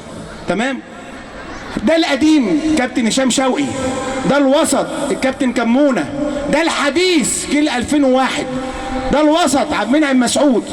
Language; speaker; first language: Arabic; native; Arabic